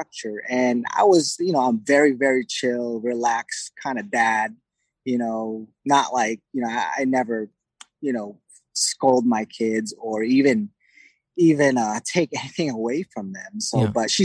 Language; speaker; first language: English; non-native, local second language; Filipino